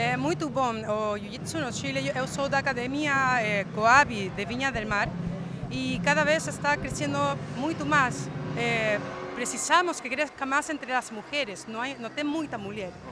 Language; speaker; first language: Portuguese; non-native, learner; Spanish